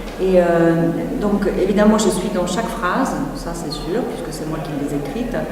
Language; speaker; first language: French; non-native, fluent; Czech